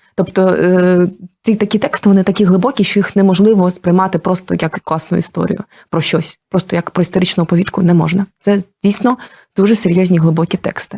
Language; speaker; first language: Ukrainian; non-native, local second language; Russian